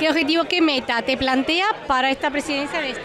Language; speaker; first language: Spanish; native; Spanish